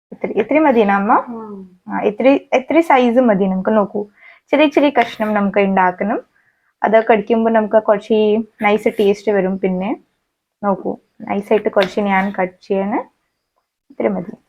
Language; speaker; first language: Malayalam; non-native, learner; Hindi